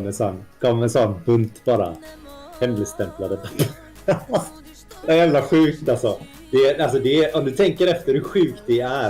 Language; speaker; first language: Swedish; native; Swedish